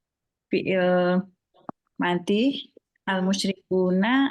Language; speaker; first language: Arabic; non-native, learner; Indonesian